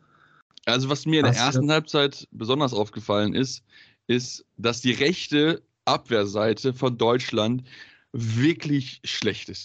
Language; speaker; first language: German; native; German